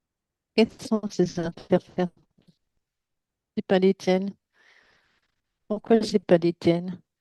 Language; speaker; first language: French; native; French